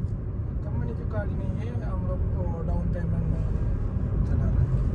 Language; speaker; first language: Hindi; non-native, learner; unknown